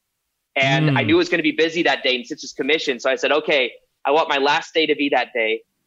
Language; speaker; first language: English; native; English